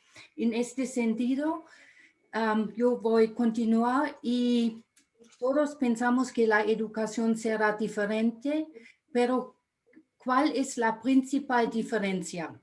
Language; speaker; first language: Spanish; non-native, fluent; German